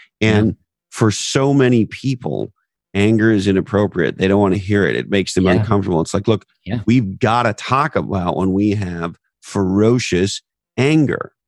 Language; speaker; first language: English; native; English